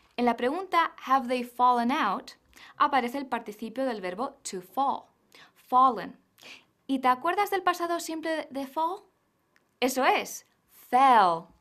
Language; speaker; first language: Spanish; native; Spanish